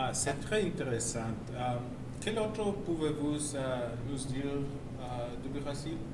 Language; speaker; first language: French; non-native, learner; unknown